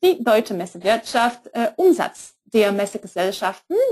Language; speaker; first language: German; non-native, fluent; Polish